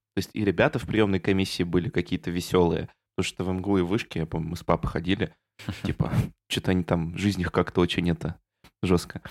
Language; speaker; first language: Russian; native; Russian